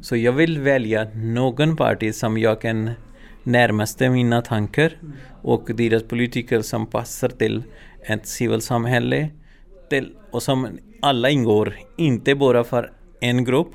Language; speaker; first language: Swedish; non-native, learner; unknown